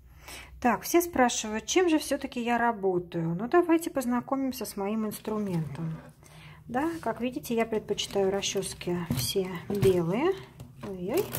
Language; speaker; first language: Russian; native; Russian